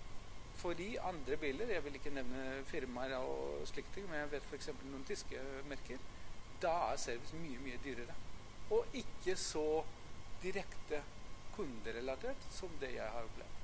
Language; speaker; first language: Norwegian; non-native, fluent; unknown